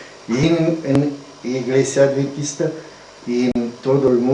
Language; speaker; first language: Spanish; non-native, learner; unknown